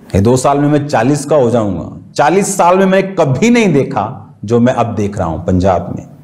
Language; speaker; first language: Hindi; native; Hindi